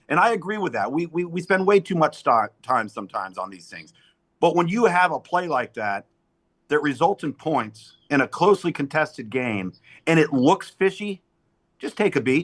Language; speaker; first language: English; native; English